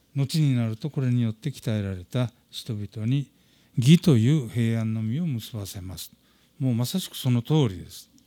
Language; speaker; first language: Japanese; native; Japanese